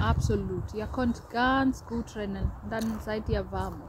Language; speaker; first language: German; non-native, fluent; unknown